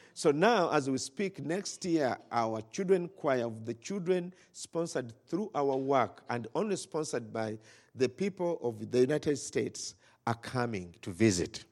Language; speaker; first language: English; non-native, local second language; Ganda